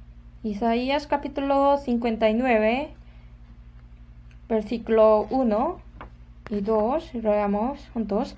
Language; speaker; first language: Spanish; non-native, fluent; Korean